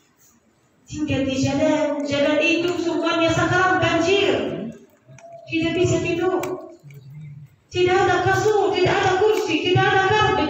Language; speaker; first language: Indonesian; non-native, learner; Arabic